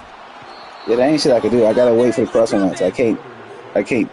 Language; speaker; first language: English; native; English